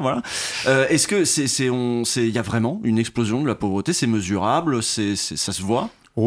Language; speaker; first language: French; native; French